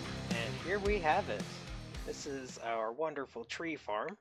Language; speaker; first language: English; native; English